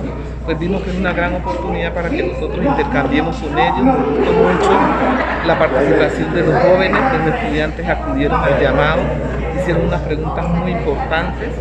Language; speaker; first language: Spanish; native; Spanish